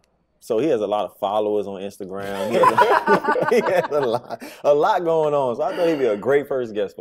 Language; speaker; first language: English; native; English